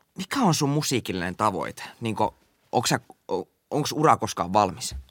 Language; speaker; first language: Finnish; native; Finnish